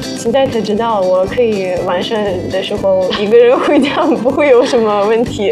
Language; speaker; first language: Chinese; non-native, fluent; Russian